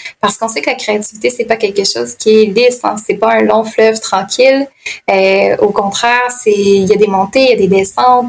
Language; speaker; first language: French; native; French